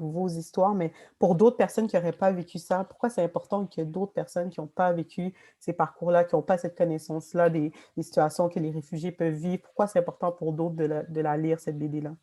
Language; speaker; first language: French; native; French